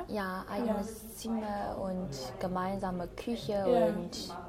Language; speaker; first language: German; non-native, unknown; Chinese